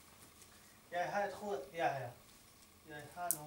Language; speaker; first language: Danish; non-native, learner; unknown